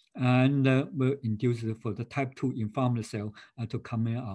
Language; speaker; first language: English; non-native, fluent; Chinese